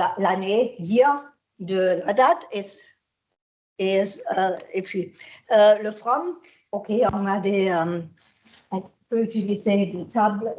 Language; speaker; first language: French; non-native, fluent; German